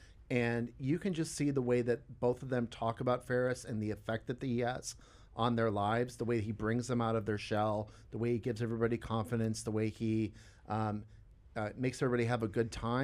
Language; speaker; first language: English; native; English